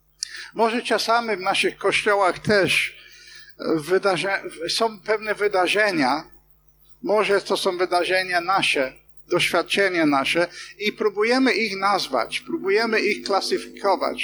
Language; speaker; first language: Polish; non-native, fluent; English